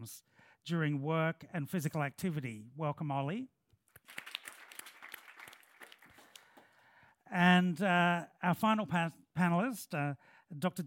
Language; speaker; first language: English; native; English